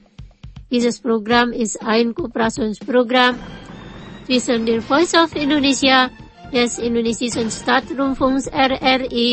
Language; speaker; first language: German; non-native, fluent; Indonesian